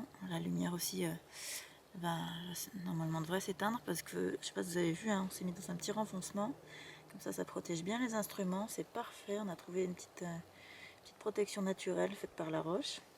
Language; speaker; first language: French; native; French